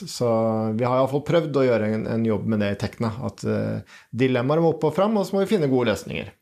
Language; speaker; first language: Norwegian; native; Norwegian